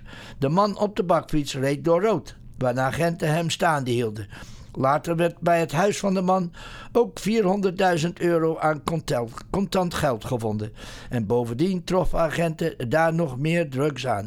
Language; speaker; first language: Dutch; native; Dutch